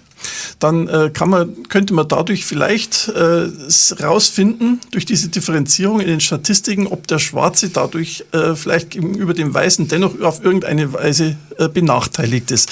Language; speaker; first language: German; native; German